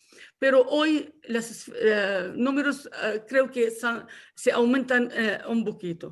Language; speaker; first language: Spanish; non-native, fluent; Arabic